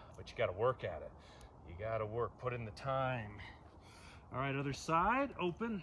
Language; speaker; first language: English; native; English